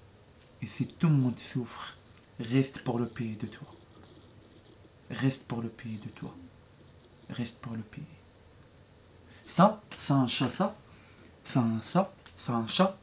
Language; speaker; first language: French; non-native, learner; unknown